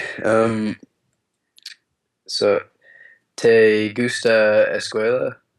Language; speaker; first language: Spanish; non-native, learner; English